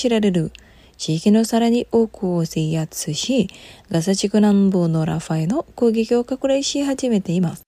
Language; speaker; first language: Japanese; non-native, fluent; Indonesian